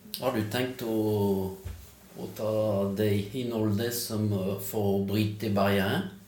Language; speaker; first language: Norwegian; non-native, fluent; French